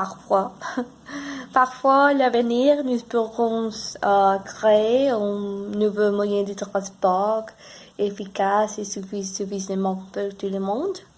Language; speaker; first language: French; non-native, learner; Spanish